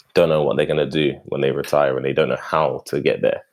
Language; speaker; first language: English; native; English